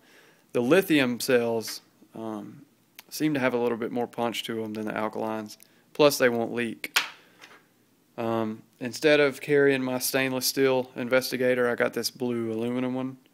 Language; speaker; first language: English; native; English